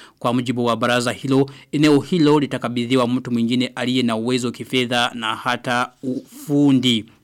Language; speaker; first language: Swahili; non-native, local second language; Rundi